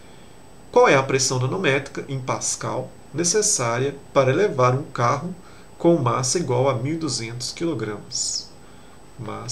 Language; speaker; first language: Portuguese; native; Portuguese